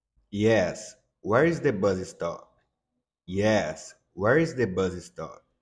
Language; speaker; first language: English; non-native, fluent; Portuguese